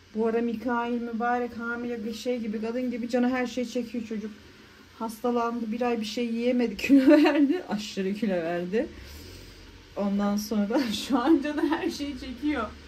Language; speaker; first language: Turkish; early bilingual, heritage; Turkish